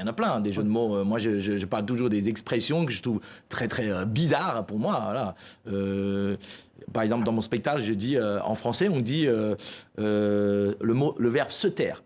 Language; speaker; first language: French; non-native, fluent; Chinese